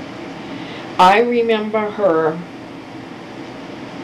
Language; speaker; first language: English; native; English